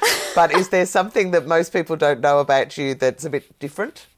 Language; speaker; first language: English; native; English